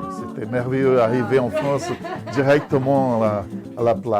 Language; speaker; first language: French; non-native, fluent; Portuguese